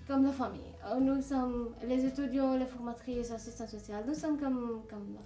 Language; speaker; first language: French; non-native, learner; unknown